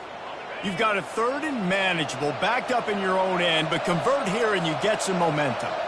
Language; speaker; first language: English; native; English